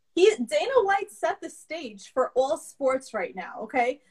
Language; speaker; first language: English; early bilingual, other home language; Russian